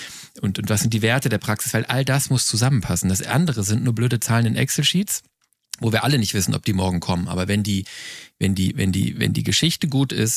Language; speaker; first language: German; native; German